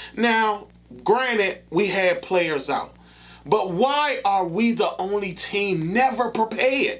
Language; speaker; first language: English; native; English